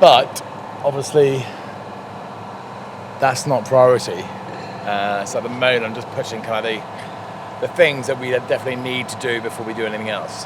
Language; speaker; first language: English; native; English